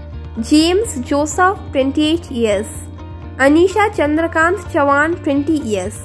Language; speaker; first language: English; non-native, local second language; Hindi